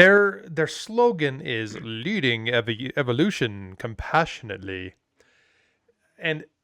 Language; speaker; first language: English; native; English